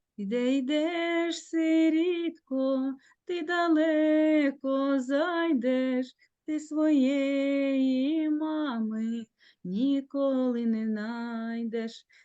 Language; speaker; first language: Ukrainian; native; Ukrainian